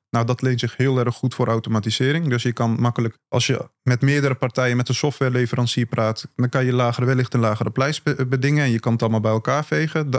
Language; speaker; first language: Dutch; early bilingual, other home language; Turkish